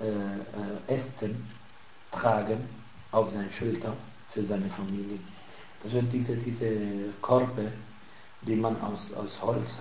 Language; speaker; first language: German; non-native, fluent; Arabic